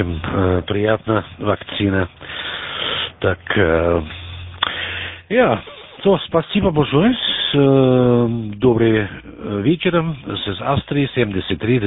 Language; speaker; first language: Russian; non-native, learner; German